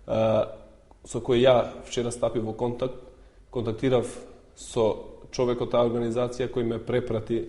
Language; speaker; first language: Macedonian; non-native, local second language; Albanian